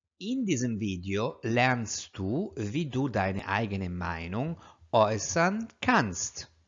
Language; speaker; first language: German; non-native, fluent; Italian